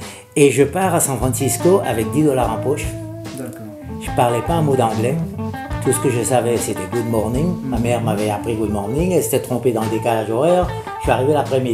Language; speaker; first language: French; native; French